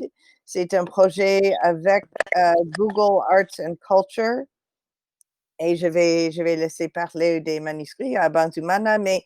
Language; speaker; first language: French; non-native, fluent; English